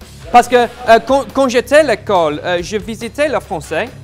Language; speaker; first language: French; non-native, learner; English